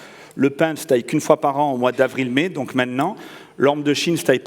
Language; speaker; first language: French; native; French